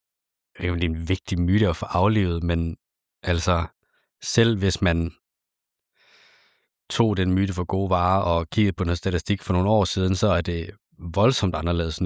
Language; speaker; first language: Danish; native; Danish